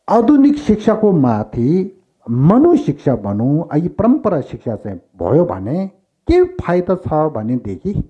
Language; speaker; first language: Nepali; non-native, local second language; Tibetan